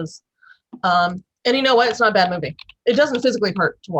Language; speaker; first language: English; native; English